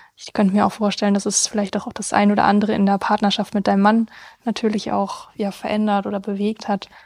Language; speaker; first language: German; native; German